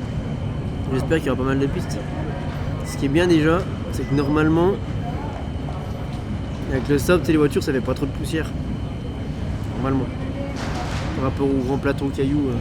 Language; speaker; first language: French; native; French